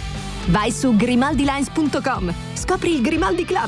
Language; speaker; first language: Italian; native; Italian